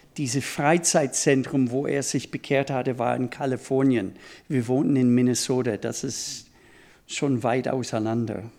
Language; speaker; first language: German; non-native, fluent; English